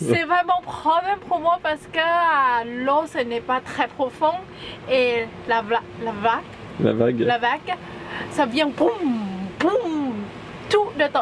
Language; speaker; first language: French; non-native, learner; Thai